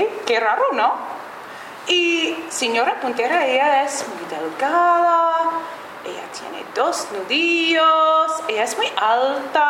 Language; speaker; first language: Spanish; non-native, learner; English